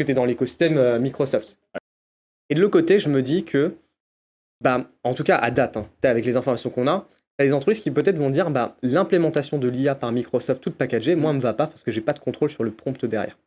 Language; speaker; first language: French; native; French